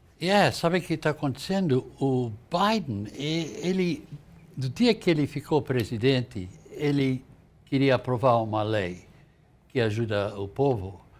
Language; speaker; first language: Portuguese; non-native, fluent; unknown